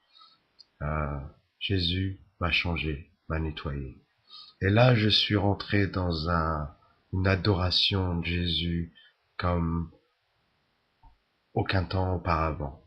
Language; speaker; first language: French; native; French